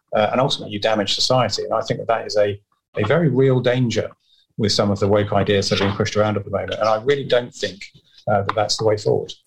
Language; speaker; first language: English; native; English